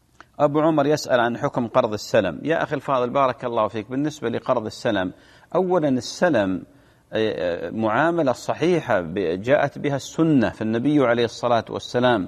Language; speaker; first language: Arabic; native; Arabic